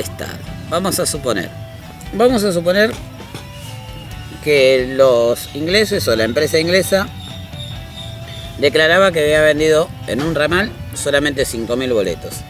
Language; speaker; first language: Spanish; native; Spanish